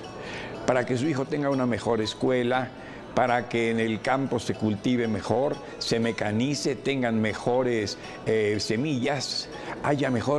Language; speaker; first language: Spanish; native; Spanish